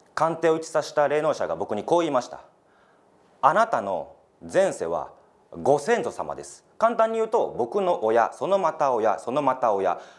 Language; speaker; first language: Japanese; native; Japanese